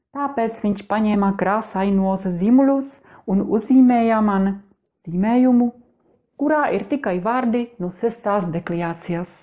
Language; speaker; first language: Latvian; non-native, learner; Czech